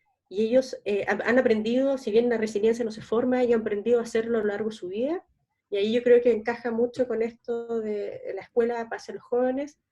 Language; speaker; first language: Spanish; native; Spanish